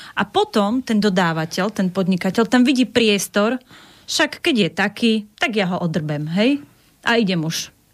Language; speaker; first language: Slovak; native; Slovak